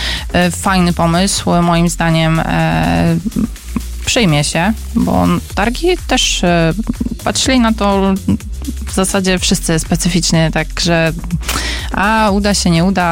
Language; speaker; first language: Polish; native; Polish